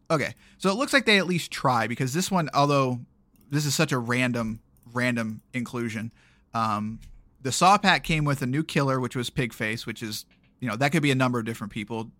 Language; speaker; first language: English; native; English